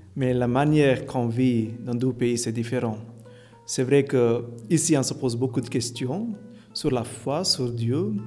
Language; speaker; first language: French; non-native, fluent; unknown